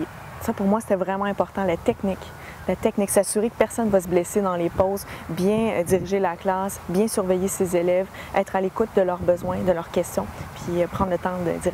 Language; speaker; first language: French; native; French